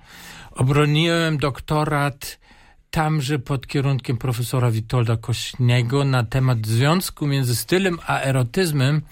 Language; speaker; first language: Polish; non-native, fluent; German